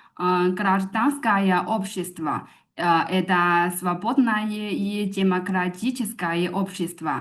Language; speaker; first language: Russian; non-native, learner; Chinese